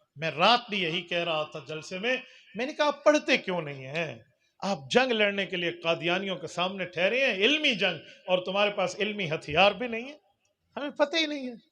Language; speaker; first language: Urdu; non-native, local second language; Punjabi